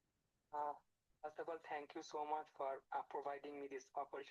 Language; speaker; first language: English; non-native, learner; Bangla